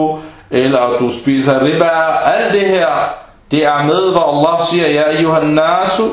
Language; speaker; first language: Danish; non-native, fluent; Arabic